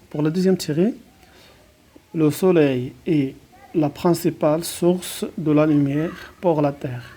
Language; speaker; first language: French; non-native, local second language; Arabic